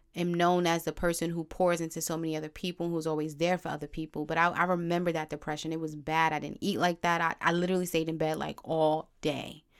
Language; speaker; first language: English; native; English